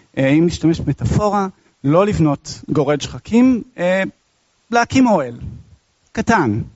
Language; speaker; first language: Hebrew; non-native, fluent; English